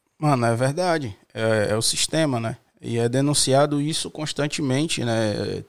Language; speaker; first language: Portuguese; native; Portuguese